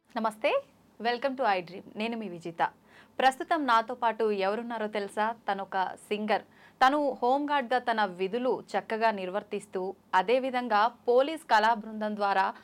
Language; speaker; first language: Telugu; native; Telugu